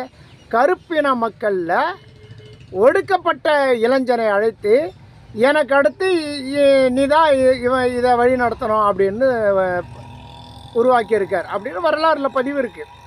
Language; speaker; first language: Tamil; native; Tamil